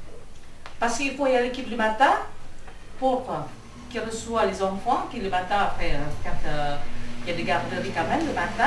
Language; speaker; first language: French; non-native, fluent; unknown